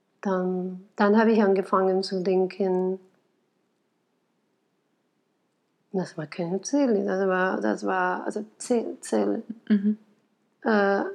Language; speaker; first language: German; non-native, fluent; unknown